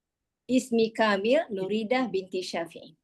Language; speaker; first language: Arabic; non-native, learner; Malay